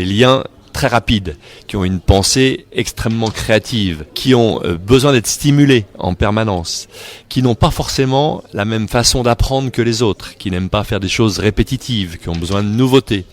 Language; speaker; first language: French; native; French